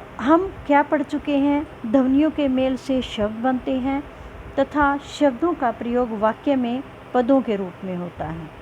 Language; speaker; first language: Hindi; native; Hindi